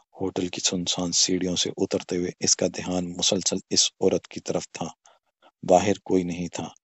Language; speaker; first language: Urdu; non-native, local second language; Pashto